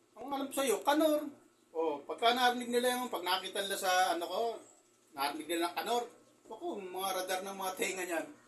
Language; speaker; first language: Filipino; native; Filipino